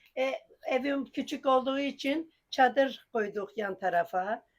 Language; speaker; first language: Turkish; native; Turkish